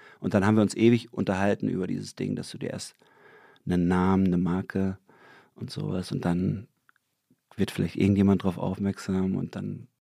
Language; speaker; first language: German; native; German